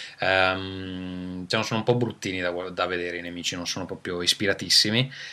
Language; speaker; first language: Italian; native; Italian